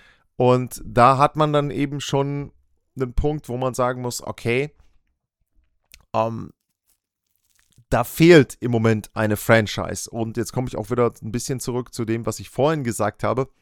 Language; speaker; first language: German; native; German